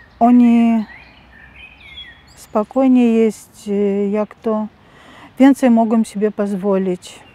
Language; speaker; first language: Polish; non-native, learner; Russian